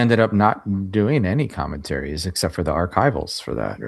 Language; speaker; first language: English; native; English